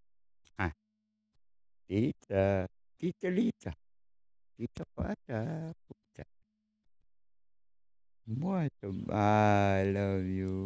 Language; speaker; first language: English; non-native, learner; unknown